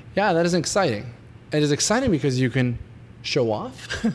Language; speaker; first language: English; non-native, fluent; Hebrew